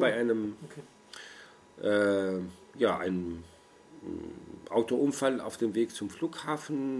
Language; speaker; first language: German; non-native, fluent; Arabic